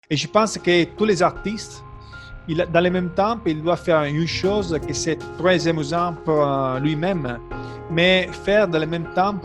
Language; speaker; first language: French; non-native, learner; Italian